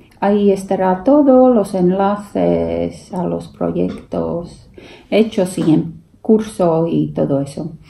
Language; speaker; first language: Spanish; non-native, fluent; Latvian